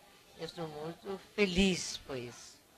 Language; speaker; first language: Portuguese; non-native, fluent; Danish